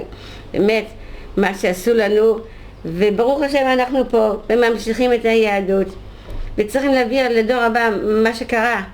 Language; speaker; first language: Hebrew; non-native, fluent; Dutch